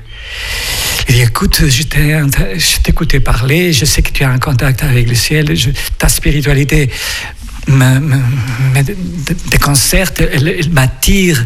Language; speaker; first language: French; non-native, fluent; Spanish